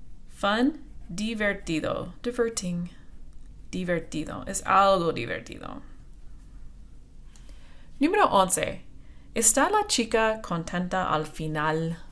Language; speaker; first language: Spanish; non-native, fluent; English